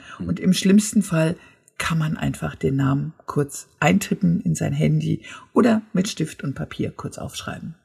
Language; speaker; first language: German; native; German